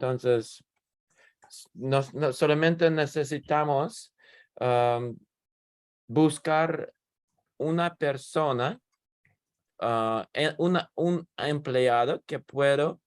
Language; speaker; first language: Spanish; non-native, learner; English